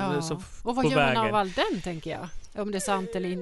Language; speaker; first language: Swedish; native; Swedish